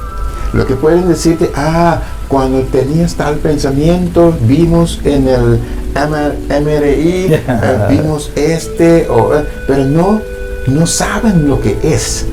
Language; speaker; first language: Spanish; non-native, fluent; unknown